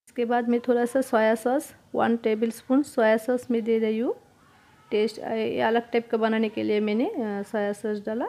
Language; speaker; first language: Hindi; non-native, local second language; Bangla